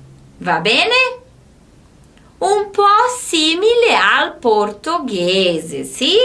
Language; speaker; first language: Italian; non-native, fluent; Portuguese